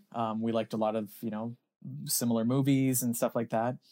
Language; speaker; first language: English; native; English